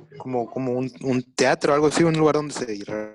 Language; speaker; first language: Spanish; native; Spanish